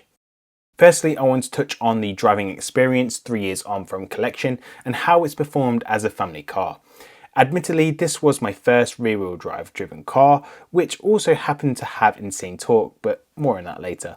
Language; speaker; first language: English; native; English